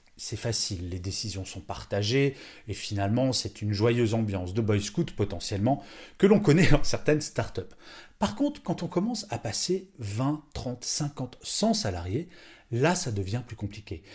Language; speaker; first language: French; native; French